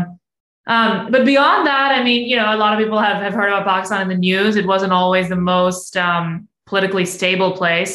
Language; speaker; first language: English; non-native, local second language; Urdu